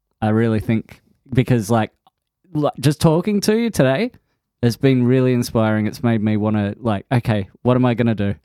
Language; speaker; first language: English; native; English